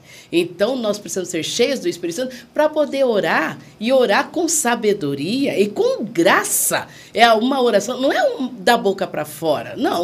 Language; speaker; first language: Portuguese; native; Portuguese